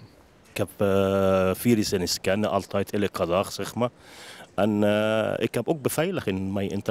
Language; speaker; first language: Dutch; non-native, learner; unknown